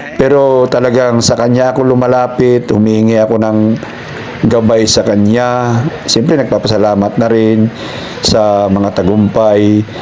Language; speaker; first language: Filipino; non-native, local second language; Cebuano